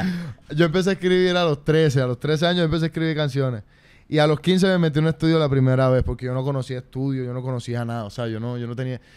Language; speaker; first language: Spanish; native; Spanish